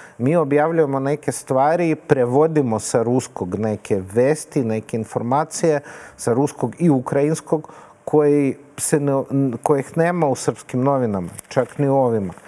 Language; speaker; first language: Serbian; non-native, fluent; Russian